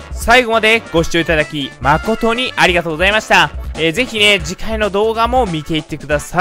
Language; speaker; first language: Japanese; native; Japanese